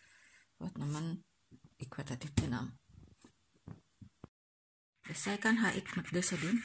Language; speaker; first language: Dutch; non-native, learner; Indonesian